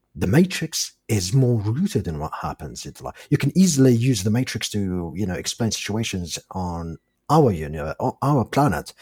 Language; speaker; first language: English; non-native, fluent; Arabic